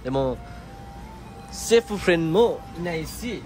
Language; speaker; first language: Japanese; non-native, learner; Nepali